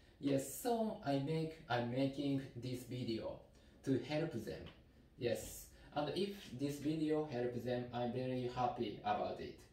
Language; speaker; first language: English; non-native, learner; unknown